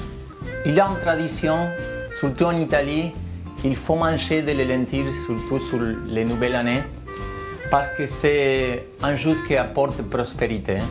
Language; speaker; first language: French; non-native, fluent; Spanish